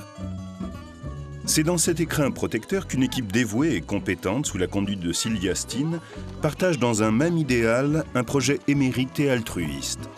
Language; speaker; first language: French; native; French